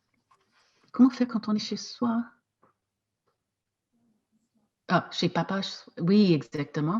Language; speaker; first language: French; non-native, fluent; English